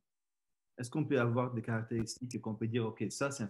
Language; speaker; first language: French; non-native, fluent; Italian